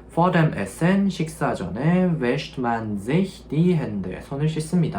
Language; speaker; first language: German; non-native, fluent; Korean